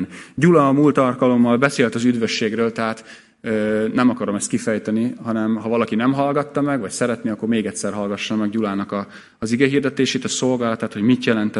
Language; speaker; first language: Hungarian; native; Hungarian